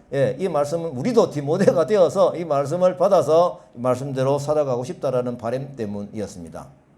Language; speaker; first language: Korean; native; Korean